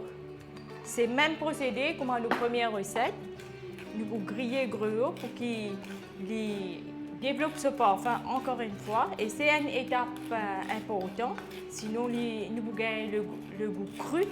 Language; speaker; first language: French; non-native, local second language; Morisyen